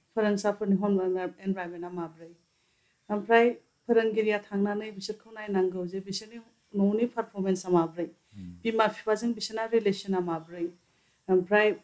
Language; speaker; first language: Bodo; non-native, local second language; Santali